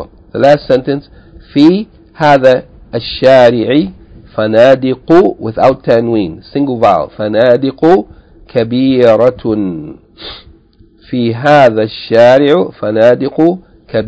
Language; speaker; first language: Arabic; non-native, fluent; English